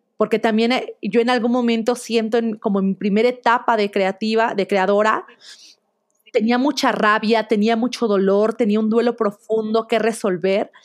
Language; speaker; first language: Spanish; native; Spanish